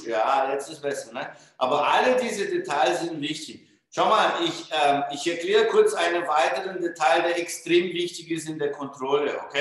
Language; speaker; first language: German; non-native, fluent; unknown